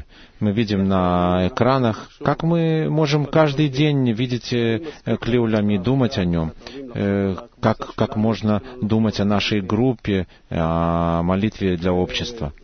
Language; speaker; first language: Russian; non-native, fluent; Hebrew